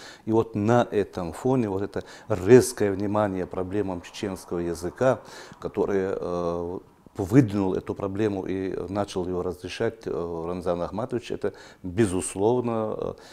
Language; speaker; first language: Russian; non-native, local second language; Chechen